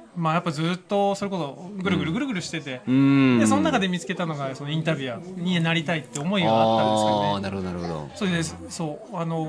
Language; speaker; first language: Japanese; native; Japanese